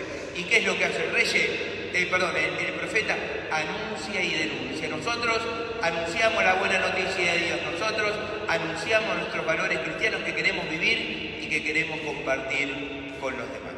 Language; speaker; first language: Spanish; native; Spanish